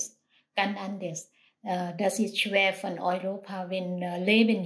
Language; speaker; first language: German; non-native, learner; Thai